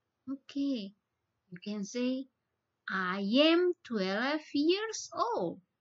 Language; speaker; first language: English; non-native, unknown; Indonesian